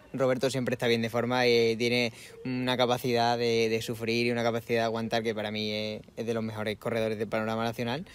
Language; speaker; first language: Spanish; native; Spanish